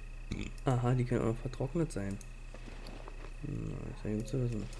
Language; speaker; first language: German; native; German